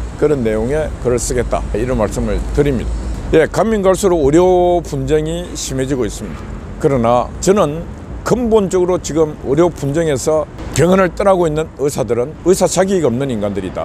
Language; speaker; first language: Korean; native; Korean